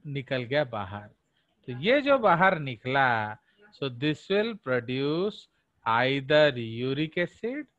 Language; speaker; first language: Hindi; non-native, local second language; Odia